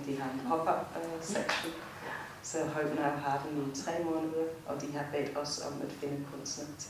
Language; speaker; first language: Danish; non-native, fluent; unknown